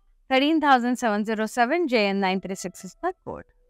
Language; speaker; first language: English; non-native, local second language; Telugu